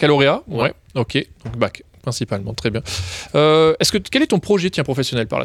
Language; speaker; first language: French; native; French